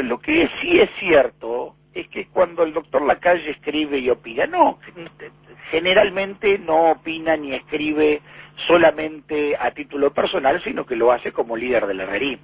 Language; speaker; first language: Spanish; native; Spanish